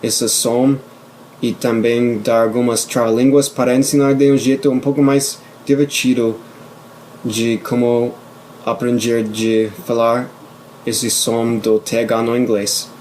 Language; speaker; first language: Portuguese; non-native, fluent; English